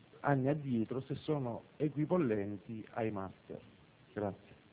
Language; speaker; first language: Italian; native; Italian